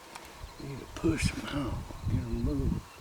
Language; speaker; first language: English; native; English